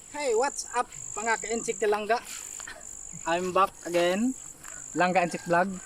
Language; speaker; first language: Filipino; non-native, local second language; Cebuano